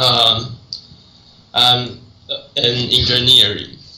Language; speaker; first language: English; non-native, learner; Chinese